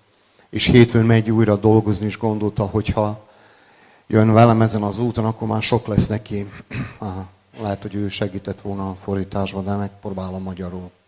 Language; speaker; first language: Hungarian; non-native, local second language; Serbian